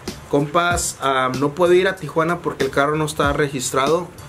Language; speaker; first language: Spanish; early bilingual, heritage; Spanish